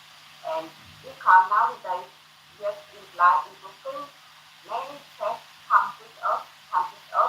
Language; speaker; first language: English; non-native, learner; Thai